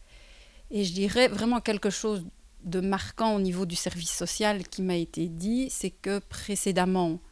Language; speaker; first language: French; native; French